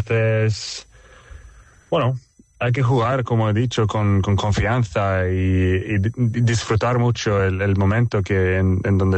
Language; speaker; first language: Spanish; non-native, fluent; Swedish